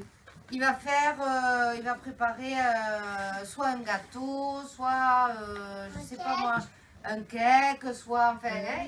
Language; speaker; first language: French; native; French